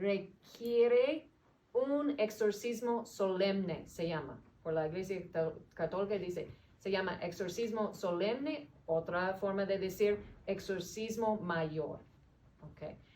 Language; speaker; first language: Spanish; non-native, learner; English